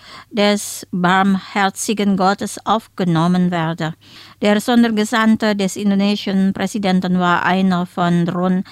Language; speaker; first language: German; non-native, fluent; Indonesian